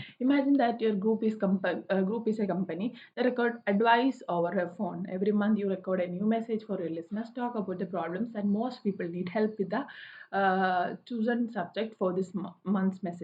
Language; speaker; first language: English; non-native, local second language; Malayalam